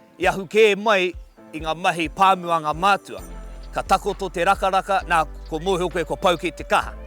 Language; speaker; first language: Māori; native; Māori